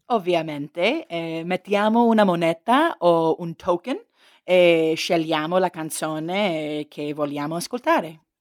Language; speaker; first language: Italian; non-native, fluent; English